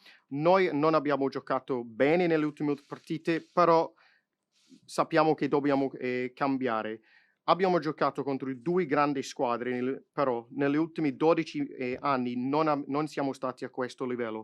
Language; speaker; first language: Italian; non-native, fluent; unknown